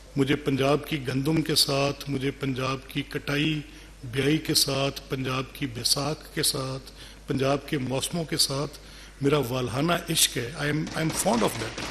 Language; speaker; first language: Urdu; non-native, local second language; Punjabi